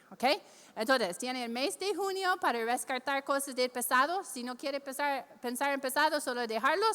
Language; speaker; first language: Spanish; non-native, fluent; English